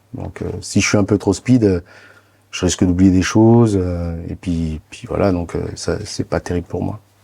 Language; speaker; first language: French; native; French